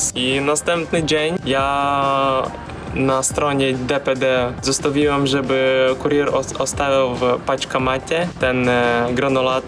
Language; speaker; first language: Polish; non-native, learner; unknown